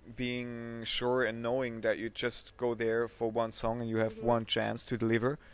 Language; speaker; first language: English; non-native, fluent; Swiss German